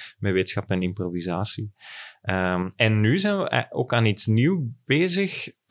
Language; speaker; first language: Dutch; native; Dutch